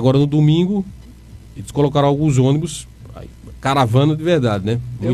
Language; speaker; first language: Portuguese; native; Portuguese